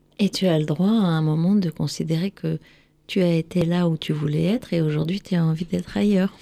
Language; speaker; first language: French; native; French